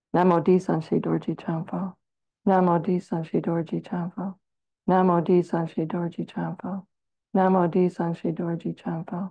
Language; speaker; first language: English; native; English